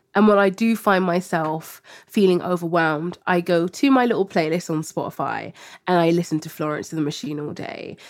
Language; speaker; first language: English; native; English